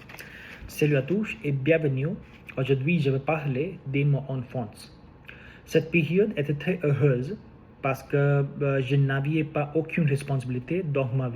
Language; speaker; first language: French; non-native, learner; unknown